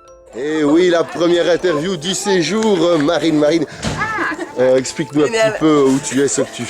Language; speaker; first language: French; native; French